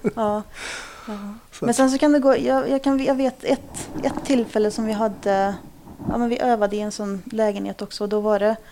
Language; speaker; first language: Swedish; early bilingual, other home language; Kurdish